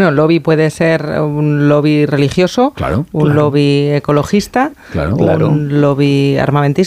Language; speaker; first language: Spanish; native; Spanish